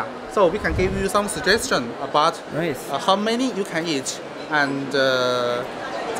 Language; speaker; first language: English; non-native, learner; Chinese